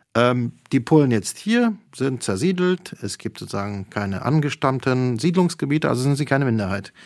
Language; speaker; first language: German; early bilingual, other home language; Polish